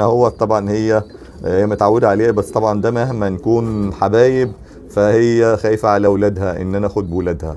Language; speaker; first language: Arabic; native; Arabic